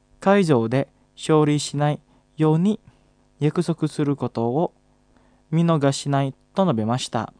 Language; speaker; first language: Japanese; non-native, fluent; Indonesian